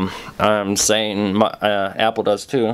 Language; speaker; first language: English; native; English